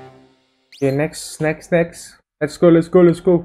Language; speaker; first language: English; non-native, learner; Indonesian